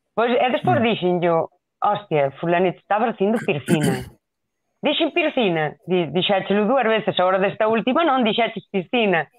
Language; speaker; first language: Galician; non-native, local second language; Spanish